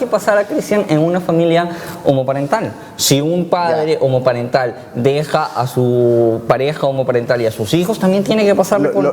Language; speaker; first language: Spanish; native; Spanish